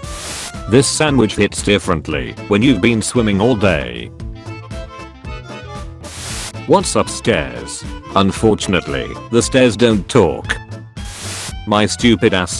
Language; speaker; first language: English; native; English